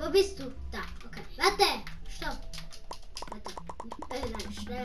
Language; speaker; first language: German; non-native, learner; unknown